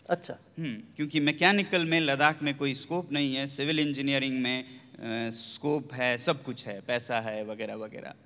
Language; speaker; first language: Hindi; non-native, local second language; Ladakhi